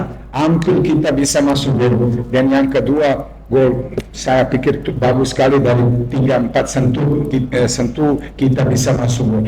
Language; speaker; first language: Indonesian; non-native, fluent; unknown